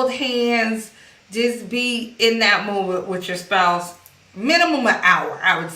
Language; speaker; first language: English; native; English